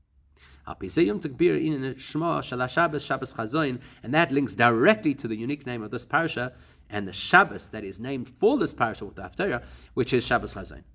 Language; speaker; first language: English; native; English